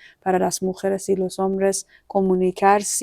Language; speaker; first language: Spanish; non-native, fluent; Persian